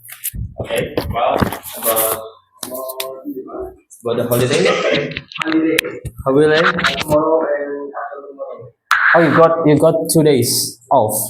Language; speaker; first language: English; non-native, fluent; Indonesian